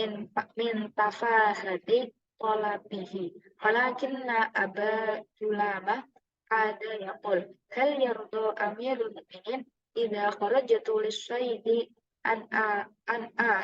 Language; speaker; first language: Arabic; non-native, learner; Indonesian